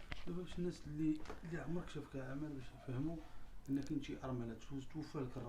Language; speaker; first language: Arabic; native; Arabic